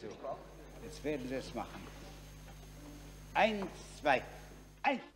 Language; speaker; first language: German; non-native, fluent; Russian